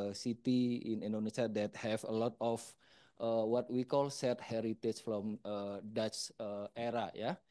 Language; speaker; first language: English; non-native, fluent; Indonesian